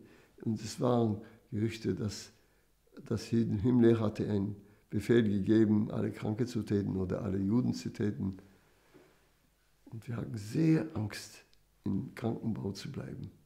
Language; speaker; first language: German; non-native, fluent; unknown